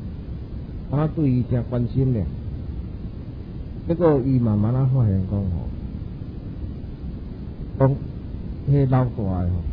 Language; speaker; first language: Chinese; non-native, local second language; Min Nan Chinese